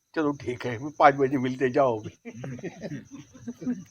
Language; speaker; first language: Hindi; non-native, local second language; Marathi